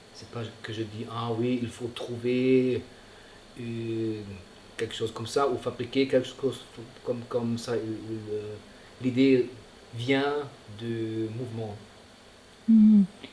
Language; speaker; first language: French; non-native, fluent; German